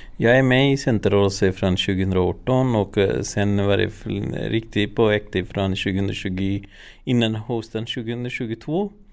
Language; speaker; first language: Swedish; non-native, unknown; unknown